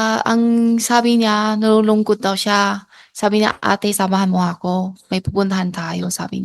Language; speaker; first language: Filipino; non-native, learner; Chinese